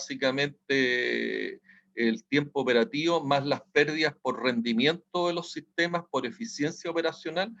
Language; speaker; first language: Spanish; native; Spanish